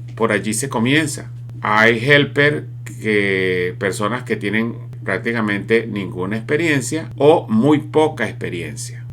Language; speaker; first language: Spanish; native; Spanish